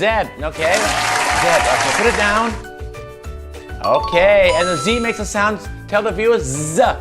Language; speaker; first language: English; early bilingual, other home language; Thai